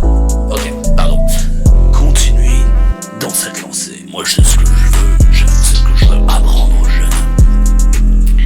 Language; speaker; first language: French; native; French